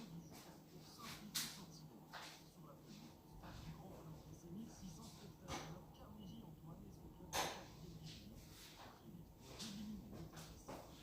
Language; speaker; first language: French; native; French